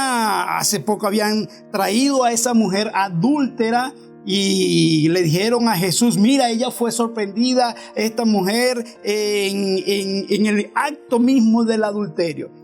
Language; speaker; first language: Spanish; native; Spanish